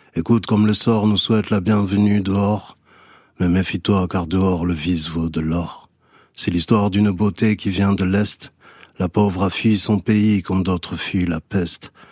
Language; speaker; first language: French; early bilingual, other home language; Fula